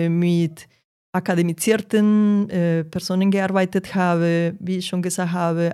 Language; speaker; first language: German; non-native, fluent; Portuguese